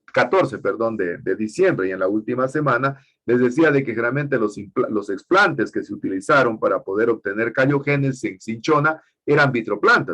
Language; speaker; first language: Spanish; native; Spanish